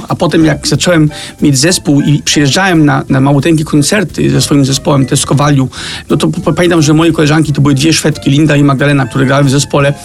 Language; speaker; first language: Polish; early bilingual, heritage; Danish